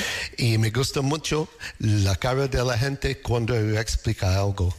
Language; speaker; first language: Spanish; non-native, learner; English